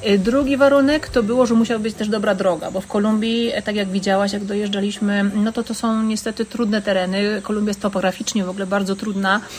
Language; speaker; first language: Polish; native; Polish